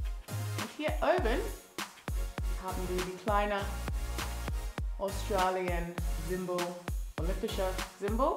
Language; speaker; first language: German; non-native, learner; English